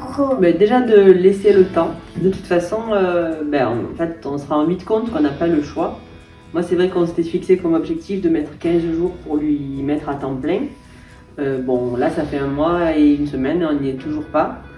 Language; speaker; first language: French; native; French